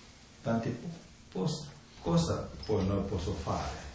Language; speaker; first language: Italian; non-native, learner; Tibetan